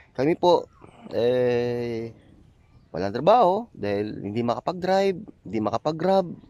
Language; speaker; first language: Filipino; non-native, local second language; Hiligaynon